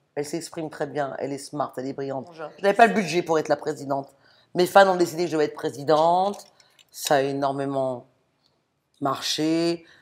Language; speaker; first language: French; native; French